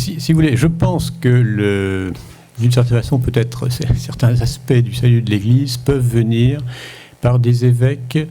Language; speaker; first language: French; native; French